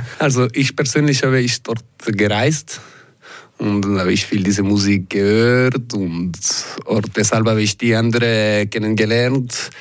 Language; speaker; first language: German; non-native, local second language; French